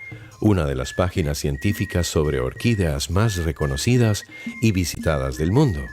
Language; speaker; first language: Spanish; native; Spanish